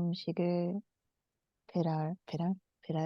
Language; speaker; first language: Korean; non-native, learner; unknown